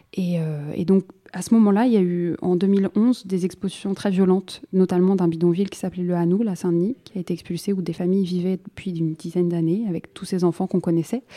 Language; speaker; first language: French; native; French